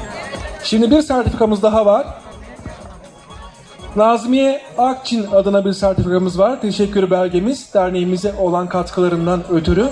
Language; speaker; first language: Turkish; native; Turkish